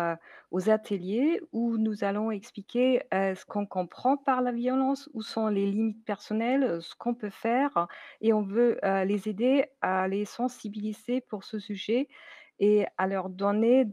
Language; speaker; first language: French; non-native, fluent; German